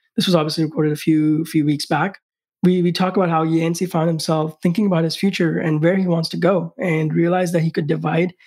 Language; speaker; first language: English; non-native, local second language; Hindi